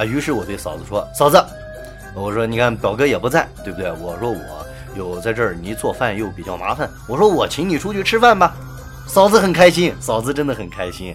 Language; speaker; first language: Chinese; native; Chinese